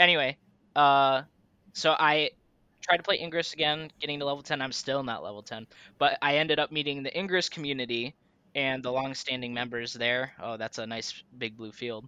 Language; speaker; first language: English; native; English